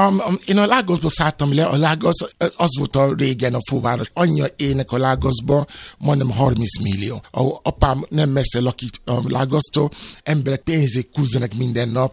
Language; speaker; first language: Hungarian; non-native, fluent; Yoruba